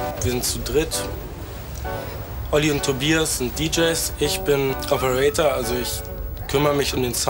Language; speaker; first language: German; native; German